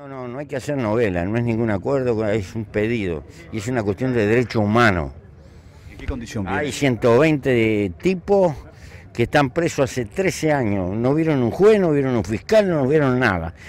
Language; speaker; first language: Spanish; native; Spanish